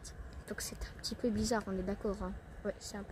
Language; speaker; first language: French; native; French